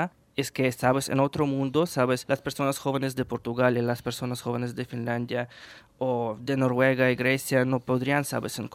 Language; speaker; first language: Spanish; non-native, fluent; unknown